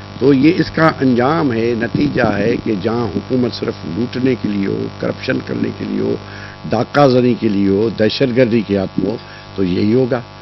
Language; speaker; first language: Urdu; non-native, local second language; Sindhi